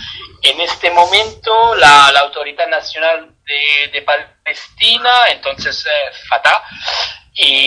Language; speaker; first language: Spanish; non-native, fluent; Italian